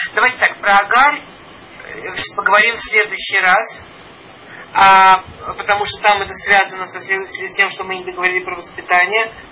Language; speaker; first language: Russian; early bilingual, heritage; Russian